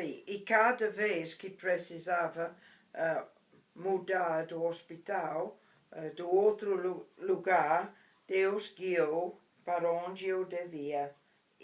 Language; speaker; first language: Portuguese; non-native, fluent; English